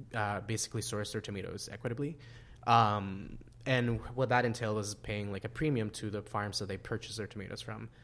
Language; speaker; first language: English; non-native, fluent; Spanish